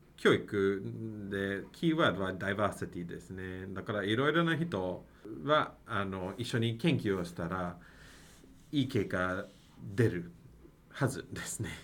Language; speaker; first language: Japanese; non-native, fluent; English